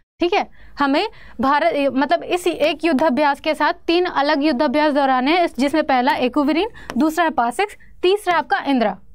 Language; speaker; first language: Hindi; native; Hindi